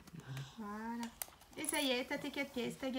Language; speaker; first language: French; native; French